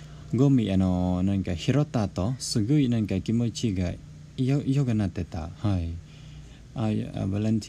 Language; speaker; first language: Japanese; non-native, learner; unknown